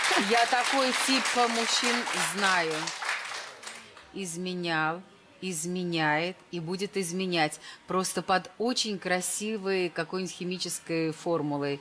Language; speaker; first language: Russian; native; Russian